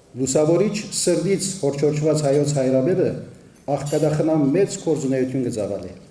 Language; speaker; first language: Armenian; early bilingual, heritage; Armenian